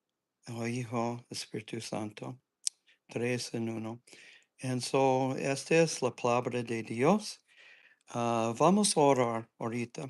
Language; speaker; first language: Spanish; non-native, learner; English